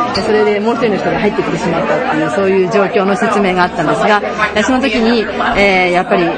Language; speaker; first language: Japanese; native; Japanese